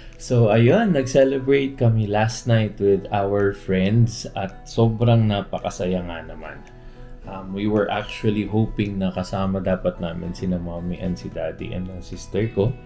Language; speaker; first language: Filipino; native; Filipino